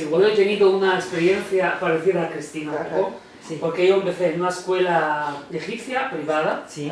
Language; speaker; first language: Spanish; non-native, fluent; Arabic